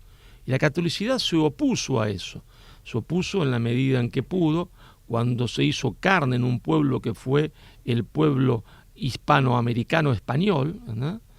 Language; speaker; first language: Spanish; native; Spanish